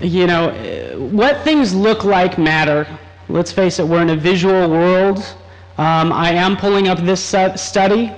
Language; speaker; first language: English; native; English